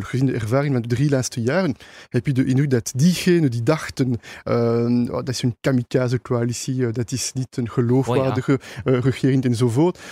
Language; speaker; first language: Dutch; non-native, local second language; French